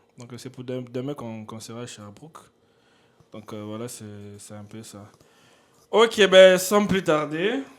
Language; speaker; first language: French; non-native, local second language; Lingala